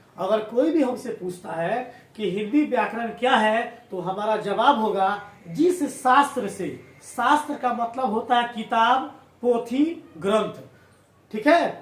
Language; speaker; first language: Hindi; native; Hindi